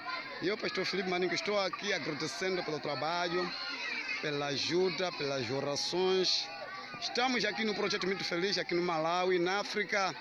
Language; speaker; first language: Portuguese; non-native, fluent; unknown